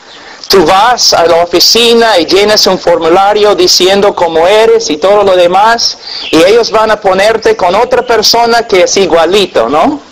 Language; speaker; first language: Spanish; non-native, fluent; English